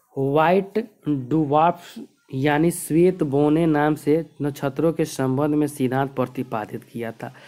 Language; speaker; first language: Hindi; native; Hindi